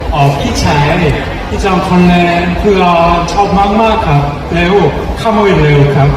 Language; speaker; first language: Thai; non-native, learner; Korean